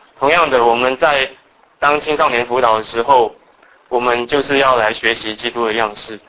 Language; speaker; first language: Chinese; early bilingual, other home language; Cantonese